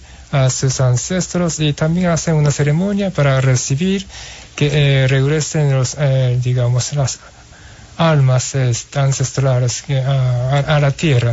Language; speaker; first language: Spanish; non-native, fluent; Japanese